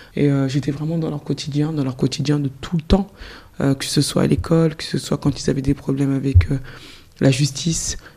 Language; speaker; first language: French; early bilingual, other home language; Soninke